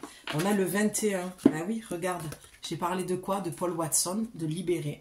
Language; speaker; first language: French; native; French